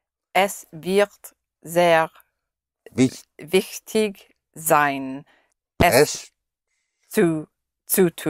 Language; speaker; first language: German; non-native, learner; English